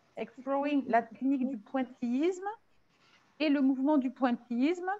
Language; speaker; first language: French; native; French